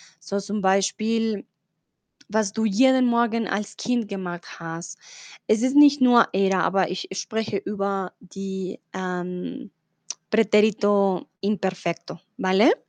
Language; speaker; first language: German; non-native, fluent; Spanish